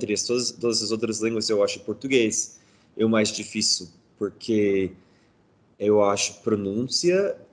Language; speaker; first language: Portuguese; non-native, fluent; English